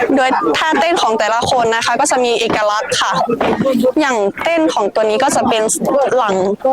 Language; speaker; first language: Thai; non-native, local second language; Lahu